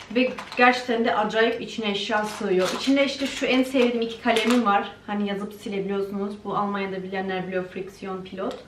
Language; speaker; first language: Turkish; early bilingual, heritage; Turkish